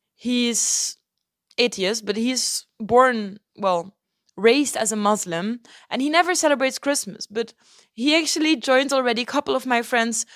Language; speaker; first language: English; non-native, fluent; Dutch